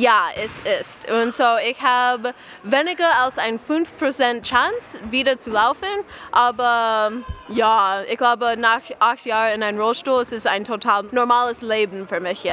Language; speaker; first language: German; non-native, learner; English